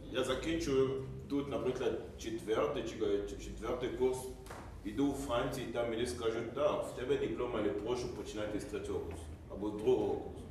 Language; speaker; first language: Ukrainian; non-native, learner; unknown